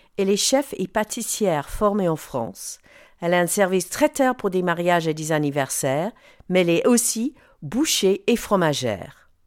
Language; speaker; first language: French; non-native, fluent; English